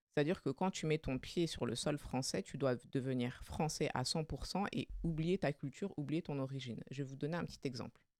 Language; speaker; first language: French; early bilingual, other home language; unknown